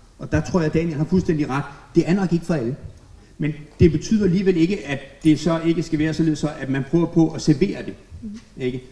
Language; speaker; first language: Danish; native; Danish